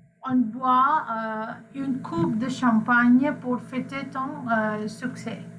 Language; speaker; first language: French; non-native, fluent; Sinhala